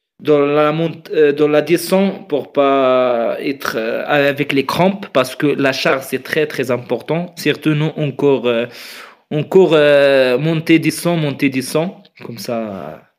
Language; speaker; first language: French; non-native, fluent; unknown